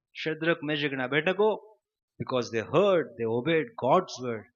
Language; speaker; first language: English; non-native, local second language; Telugu